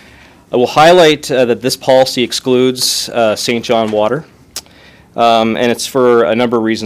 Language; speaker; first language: English; native; English